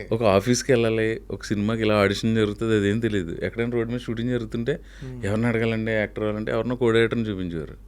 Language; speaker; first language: Telugu; native; Telugu